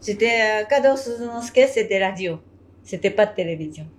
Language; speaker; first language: French; non-native, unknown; Japanese